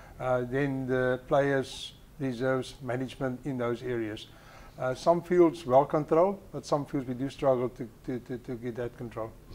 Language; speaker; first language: English; non-native, local second language; Afrikaans